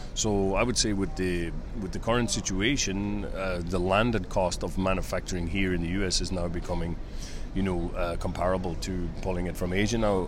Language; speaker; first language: English; native; English